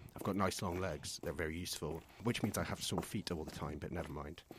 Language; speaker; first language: English; native; English